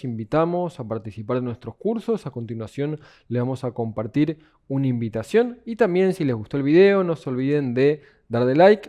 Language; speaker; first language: Spanish; native; Spanish